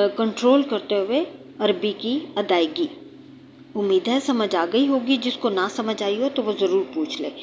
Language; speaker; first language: Urdu; native; Urdu